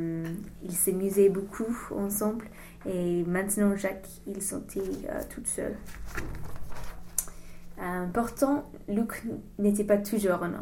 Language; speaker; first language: French; non-native, learner; English